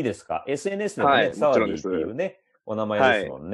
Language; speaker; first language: Japanese; native; Japanese